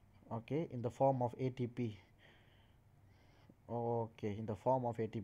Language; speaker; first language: English; non-native, local second language; Tamil